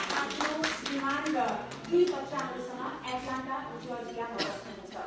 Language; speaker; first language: Nepali; early bilingual, heritage; Nepali